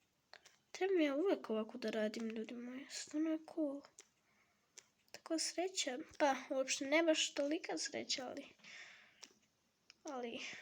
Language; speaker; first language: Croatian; early bilingual, heritage; Croatian